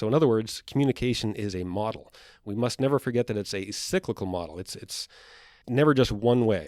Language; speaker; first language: English; native; English